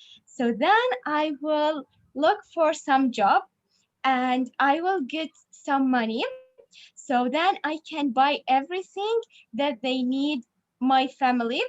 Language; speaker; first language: English; non-native, learner; Arabic